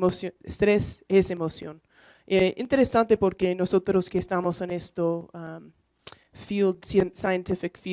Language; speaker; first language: Spanish; non-native, learner; English